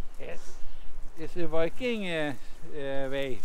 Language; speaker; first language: English; non-native, learner; Norwegian